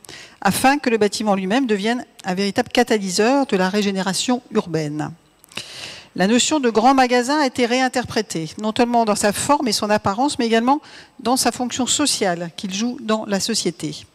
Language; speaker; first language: French; native; French